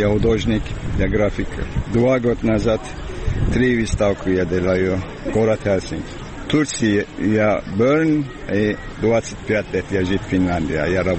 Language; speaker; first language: Russian; non-native, learner; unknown